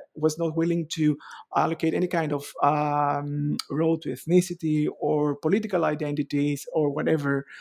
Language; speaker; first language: English; non-native, fluent; Greek